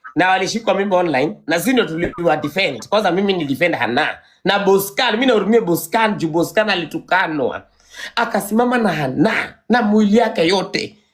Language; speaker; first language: Swahili; non-native, local second language; Kikuyu